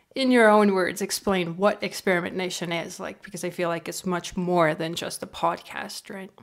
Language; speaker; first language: English; non-native, fluent; Estonian